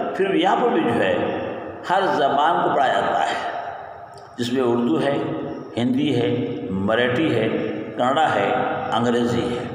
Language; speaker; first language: Urdu; native; Urdu